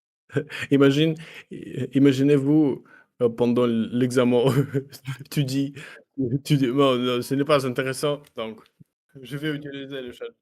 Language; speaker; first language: French; non-native, learner; Russian